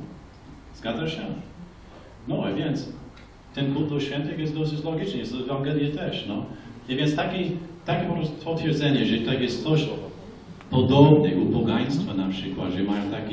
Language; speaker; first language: Polish; non-native, fluent; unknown